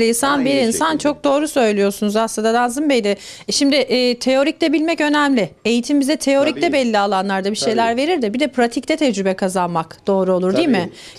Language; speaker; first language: Turkish; native; Turkish